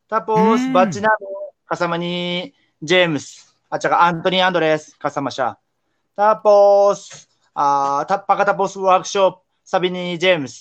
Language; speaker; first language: Filipino; non-native, learner; Japanese